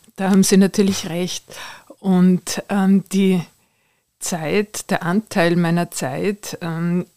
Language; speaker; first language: German; native; German